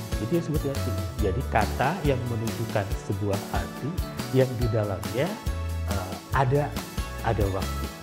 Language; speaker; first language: Indonesian; non-native, local second language; Sundanese